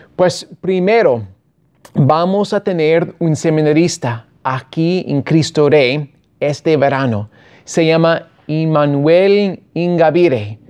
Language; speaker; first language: Spanish; non-native, fluent; English